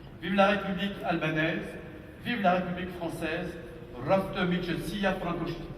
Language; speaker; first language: French; native; French